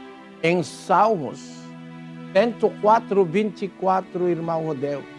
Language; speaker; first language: Portuguese; non-native, learner; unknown